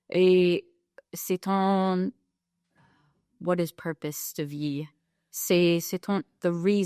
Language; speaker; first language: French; non-native, fluent; English